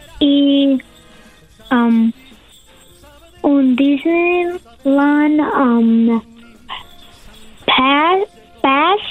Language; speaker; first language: Spanish; early bilingual, other home language; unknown